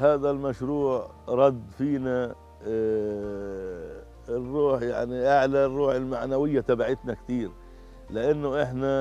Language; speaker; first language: Arabic; native; Arabic